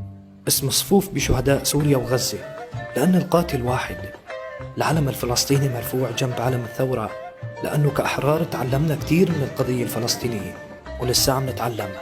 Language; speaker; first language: Arabic; native; Arabic